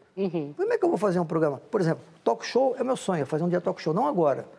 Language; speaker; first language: Portuguese; native; Portuguese